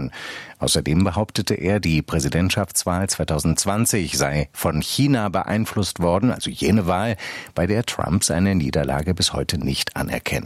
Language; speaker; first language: German; native; German